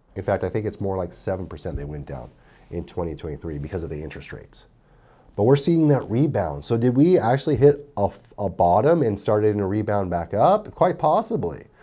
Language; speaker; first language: English; native; English